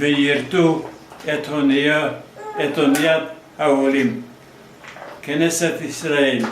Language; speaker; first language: Hebrew; non-native, fluent; Hungarian